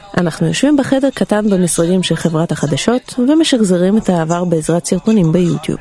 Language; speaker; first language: Hebrew; non-native, fluent; Russian